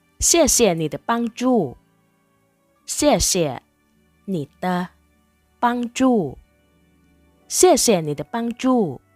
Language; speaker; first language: Chinese; non-native, learner; Thai